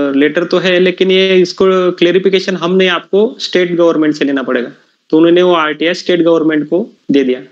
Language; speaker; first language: Hindi; non-native, local second language; Marathi